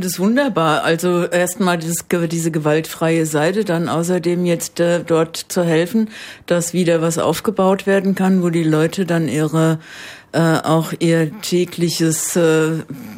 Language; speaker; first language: German; native; German